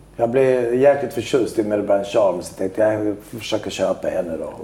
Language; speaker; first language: Swedish; early bilingual, other home language; Albanian